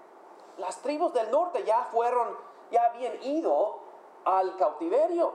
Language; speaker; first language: Spanish; non-native, fluent; English